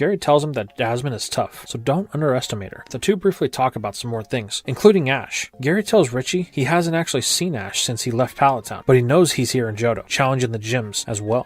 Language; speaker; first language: English; native; English